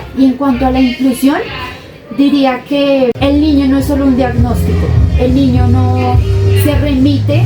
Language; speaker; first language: Spanish; native; Spanish